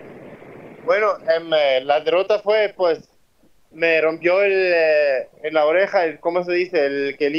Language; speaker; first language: Spanish; early bilingual, heritage; Spanish